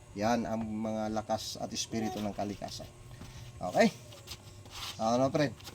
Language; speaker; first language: Filipino; non-native, local second language; Cebuano